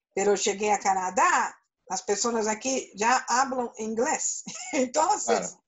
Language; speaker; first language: Spanish; non-native, learner; Portuguese